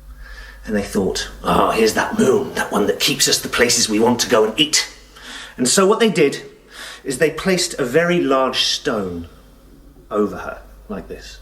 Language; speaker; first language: English; native; English